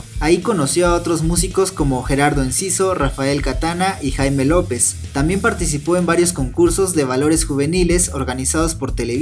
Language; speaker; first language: Spanish; native; Spanish